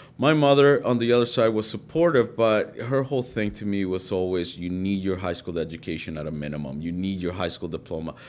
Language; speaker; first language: English; early bilingual, other home language; Spanish